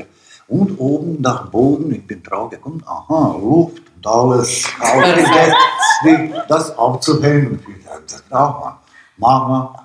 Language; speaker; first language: German; non-native, fluent; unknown